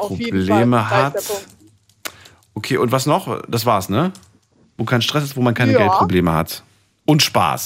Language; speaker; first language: German; native; German